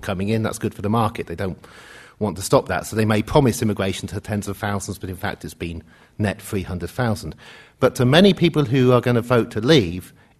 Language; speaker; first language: English; native; English